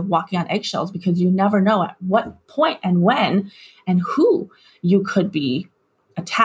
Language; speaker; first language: English; native; English